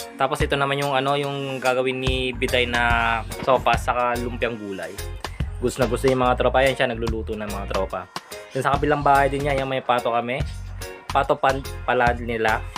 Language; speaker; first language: Filipino; non-native, local second language; Iloko